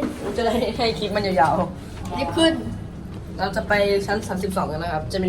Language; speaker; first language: Thai; native; Thai